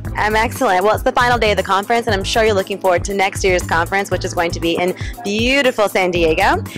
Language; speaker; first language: English; native; English